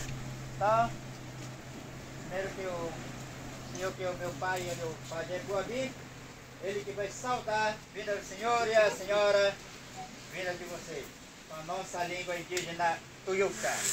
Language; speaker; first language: Portuguese; non-native, local second language; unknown